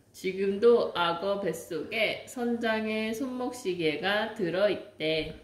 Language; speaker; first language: Korean; native; Korean